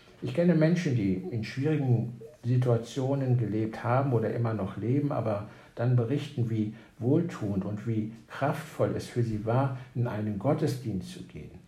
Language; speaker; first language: German; native; German